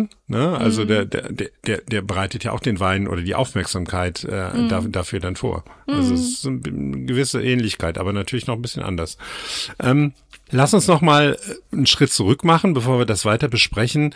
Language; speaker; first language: German; native; German